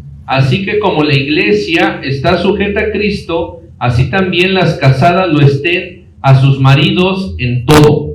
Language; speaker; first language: Spanish; native; Spanish